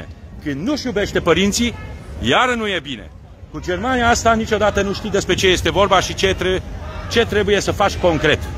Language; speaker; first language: Romanian; native; Romanian